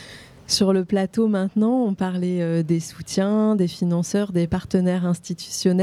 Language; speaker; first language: French; native; French